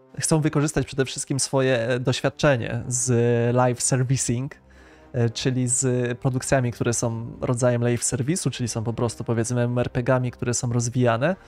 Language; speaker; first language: Polish; native; Polish